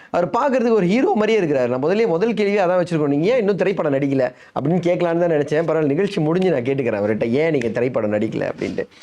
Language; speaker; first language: Tamil; native; Tamil